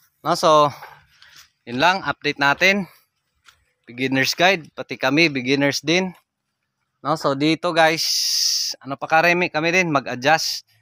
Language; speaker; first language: Filipino; non-native, local second language; Cebuano